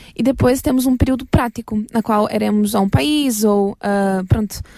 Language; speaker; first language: Portuguese; native; Portuguese